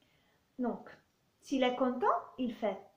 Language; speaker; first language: French; non-native, fluent; Italian